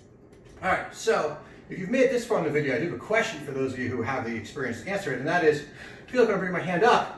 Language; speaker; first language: English; native; English